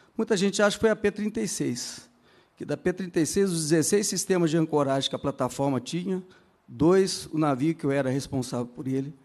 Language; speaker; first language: Portuguese; native; Portuguese